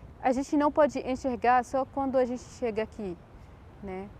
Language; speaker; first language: Portuguese; non-native, fluent; Arabic